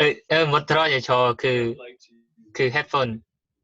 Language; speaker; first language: Korean; non-native, learner; Khmer